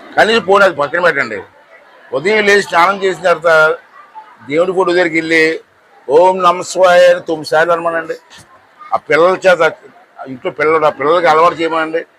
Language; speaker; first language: Telugu; native; Telugu